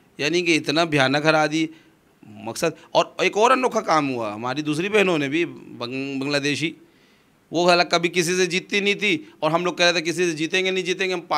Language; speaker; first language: Urdu; non-native, local second language; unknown